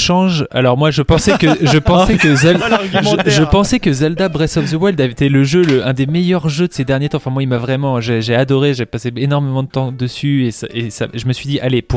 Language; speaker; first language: French; native; French